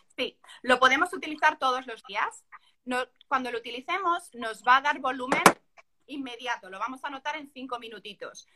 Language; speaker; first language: Spanish; native; Spanish